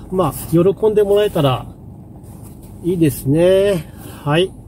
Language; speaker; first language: Japanese; native; Japanese